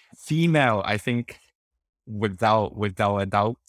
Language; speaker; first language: English; non-native, local second language; Cantonese